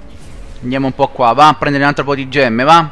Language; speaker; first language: Italian; native; Italian